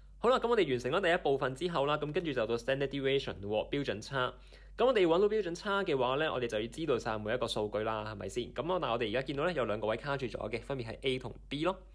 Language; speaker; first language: Chinese; non-native, local second language; Cantonese